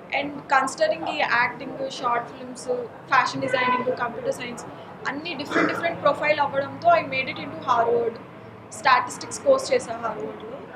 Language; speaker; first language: Telugu; non-native, local second language; Marathi